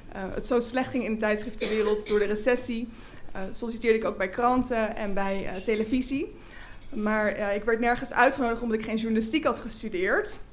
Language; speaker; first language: Dutch; native; Dutch